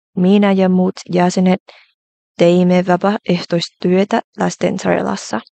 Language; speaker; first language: Finnish; non-native, learner; Vietnamese